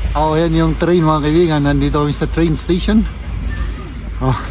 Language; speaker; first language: Filipino; native; Filipino